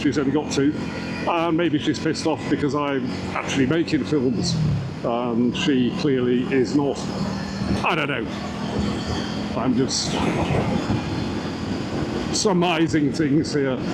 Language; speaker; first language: English; native; English